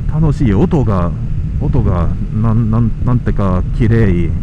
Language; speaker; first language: Japanese; non-native, fluent; English